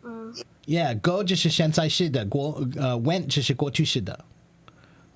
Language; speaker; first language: Chinese; non-native, learner; English